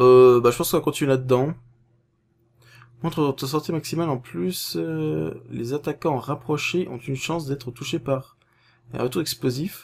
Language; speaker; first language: French; native; French